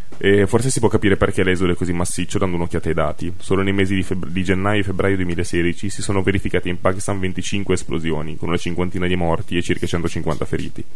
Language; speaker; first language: Italian; native; Italian